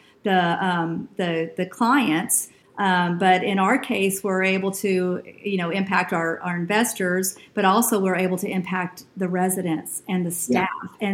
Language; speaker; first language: English; native; English